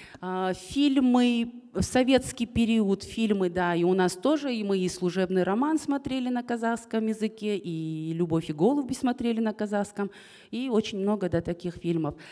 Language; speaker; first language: Russian; non-native, local second language; Kazakh